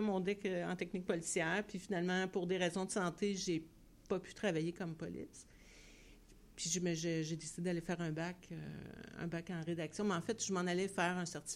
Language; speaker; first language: French; native; French